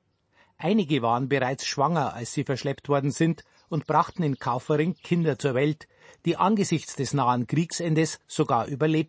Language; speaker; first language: German; native; German